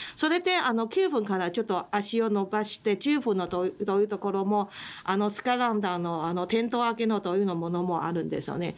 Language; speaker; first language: Japanese; non-native, fluent; Chinese